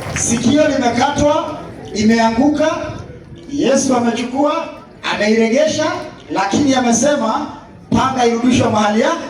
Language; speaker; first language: Swahili; native; Swahili